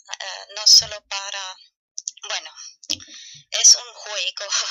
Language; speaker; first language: Spanish; non-native, fluent; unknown